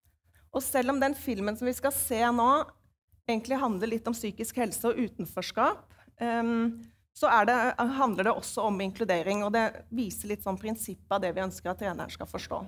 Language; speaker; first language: Norwegian; native; Norwegian